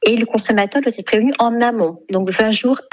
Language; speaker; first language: French; native; French